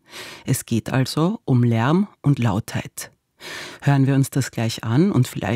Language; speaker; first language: German; native; German